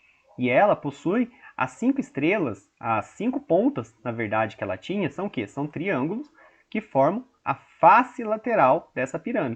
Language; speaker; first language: Portuguese; native; Portuguese